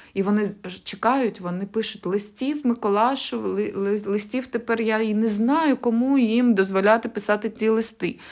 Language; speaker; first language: Ukrainian; native; Ukrainian